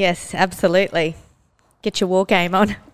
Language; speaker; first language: English; native; English